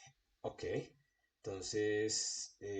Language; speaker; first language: Spanish; native; Spanish